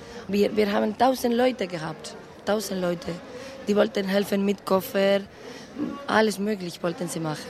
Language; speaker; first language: German; non-native, fluent; Spanish